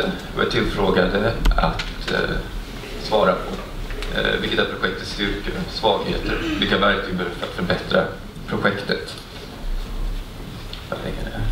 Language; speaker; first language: Swedish; native; Swedish